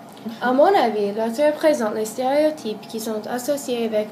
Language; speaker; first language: French; non-native, learner; English